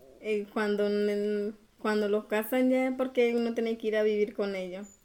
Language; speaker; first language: Spanish; non-native, local second language; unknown